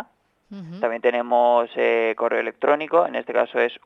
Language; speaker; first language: Spanish; native; Spanish